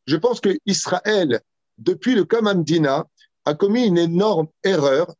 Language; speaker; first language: French; native; French